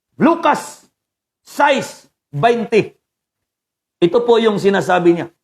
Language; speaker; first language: Filipino; non-native, local second language; Cebuano